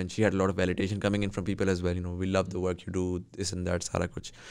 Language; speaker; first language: English; non-native, local second language; Urdu